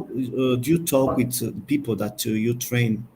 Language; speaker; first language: English; non-native, learner; Portuguese